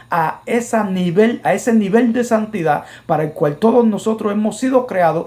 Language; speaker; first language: Spanish; native; Spanish